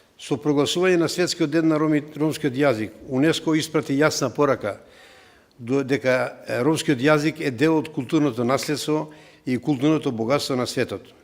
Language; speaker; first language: Macedonian; non-native, local second language; Romany